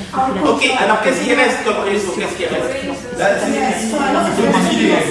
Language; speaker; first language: French; non-native, local second language; Arabic